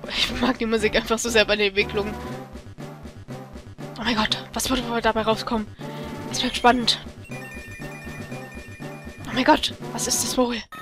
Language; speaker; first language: German; native; German